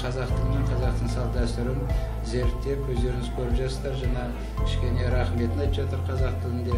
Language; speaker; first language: Kazakh; native; Kazakh